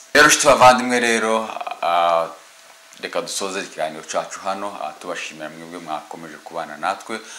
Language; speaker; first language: Kinyarwanda; native; Kinyarwanda